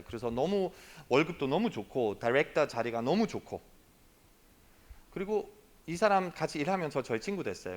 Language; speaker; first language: Korean; non-native, fluent; German